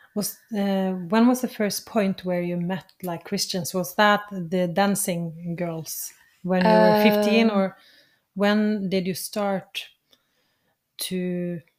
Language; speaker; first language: English; non-native, fluent; Norwegian